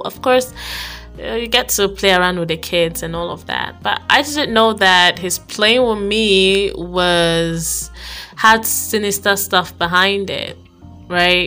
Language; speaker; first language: English; non-native, local second language; Igbo